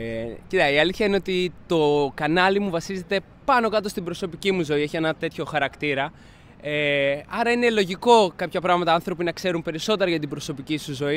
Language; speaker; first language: Greek; native; Greek